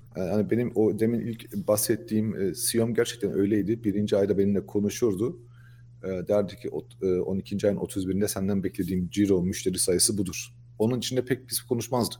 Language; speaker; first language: Turkish; early bilingual, heritage; Turkish